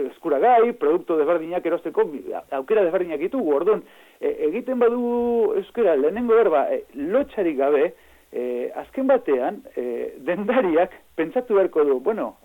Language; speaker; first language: Basque; non-native, fluent; Spanish